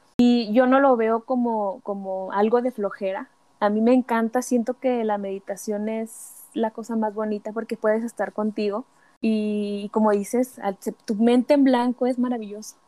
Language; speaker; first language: Spanish; native; Spanish